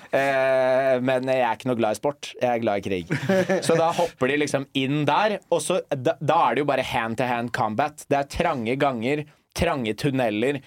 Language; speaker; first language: Norwegian; early bilingual, other home language; English